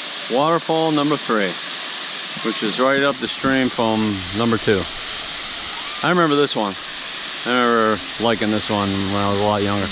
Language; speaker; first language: English; native; English